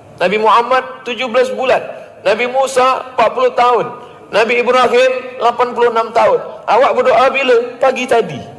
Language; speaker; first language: Malay; native; Malay